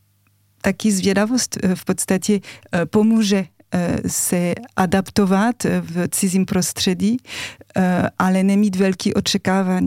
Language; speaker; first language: Czech; non-native, fluent; French